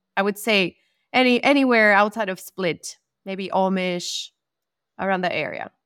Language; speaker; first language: English; non-native, fluent; Spanish